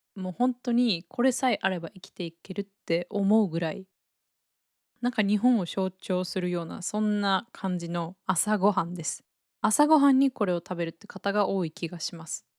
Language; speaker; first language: Japanese; native; Japanese